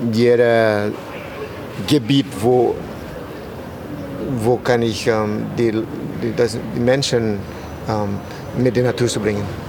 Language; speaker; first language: German; non-native, learner; Spanish